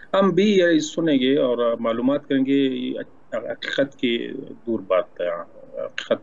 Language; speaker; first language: Hindi; non-native, learner; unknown